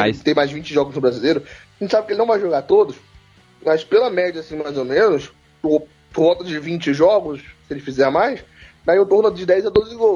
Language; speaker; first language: Portuguese; native; Portuguese